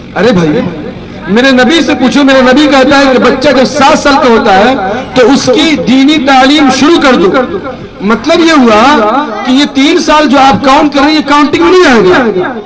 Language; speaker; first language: Hindi; native; Hindi